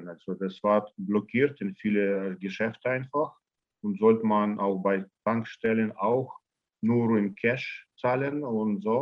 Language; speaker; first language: German; non-native, learner; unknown